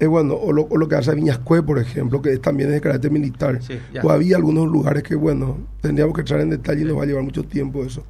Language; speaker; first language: Spanish; native; Spanish